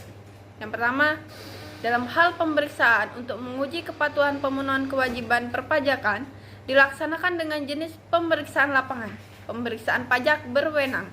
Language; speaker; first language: Indonesian; native; Indonesian